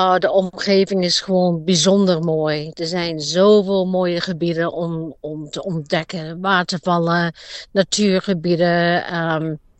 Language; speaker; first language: Dutch; native; Dutch